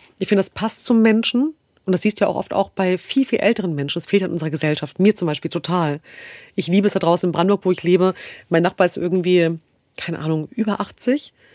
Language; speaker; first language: German; early bilingual, other home language; Kurdish